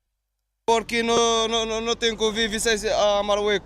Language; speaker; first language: Spanish; non-native, learner; Arabic